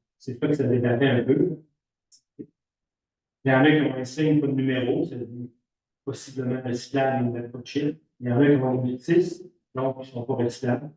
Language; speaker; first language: French; native; French